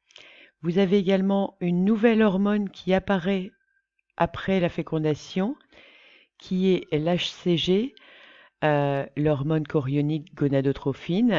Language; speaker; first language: French; native; French